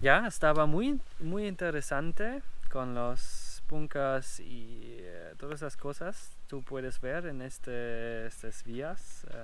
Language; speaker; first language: Spanish; non-native, learner; German